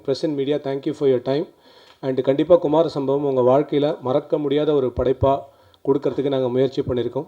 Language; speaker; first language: Tamil; native; Tamil